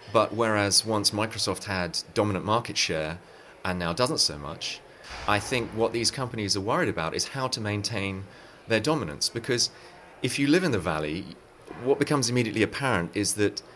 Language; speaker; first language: English; native; English